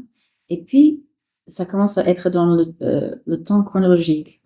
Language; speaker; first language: French; non-native, fluent; English